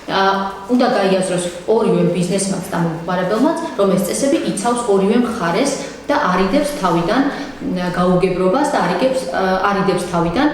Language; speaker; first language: Georgian; native; Georgian